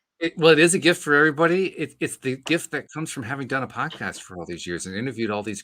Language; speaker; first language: English; native; English